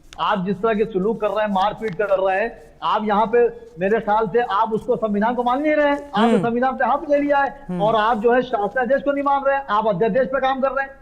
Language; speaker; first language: Hindi; native; Hindi